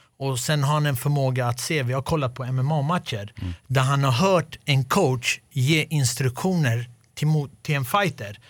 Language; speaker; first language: Swedish; early bilingual, other home language; Arabic